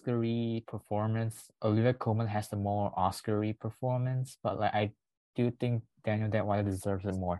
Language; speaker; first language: English; non-native, local second language; Chinese